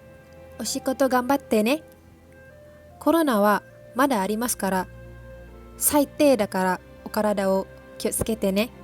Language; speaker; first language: Japanese; non-native, learner; Malay